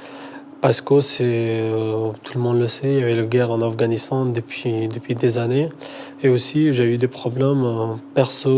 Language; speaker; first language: French; non-native, fluent; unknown